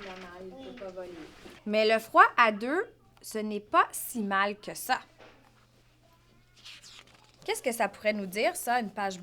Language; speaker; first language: French; native; French